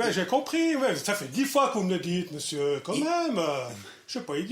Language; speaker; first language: French; native; French